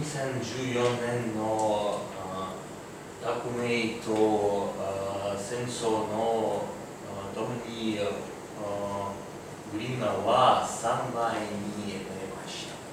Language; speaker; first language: Japanese; non-native, learner; Ukrainian